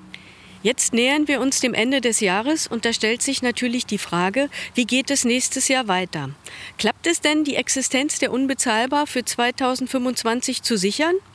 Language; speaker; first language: German; native; German